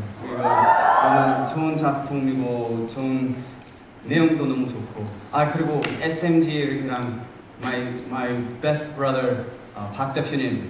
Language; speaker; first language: Korean; early bilingual, heritage; English